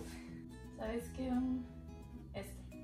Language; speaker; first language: Spanish; early bilingual, heritage; Spanish